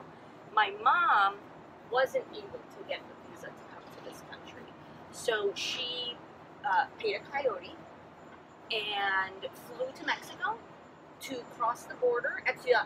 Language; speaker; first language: English; native; English